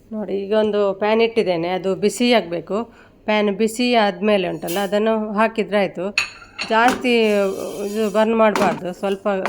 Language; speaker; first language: Kannada; native; Kannada